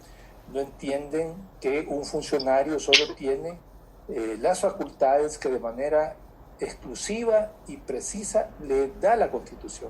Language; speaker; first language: Spanish; native; Spanish